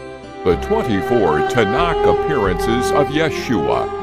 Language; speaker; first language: English; native; English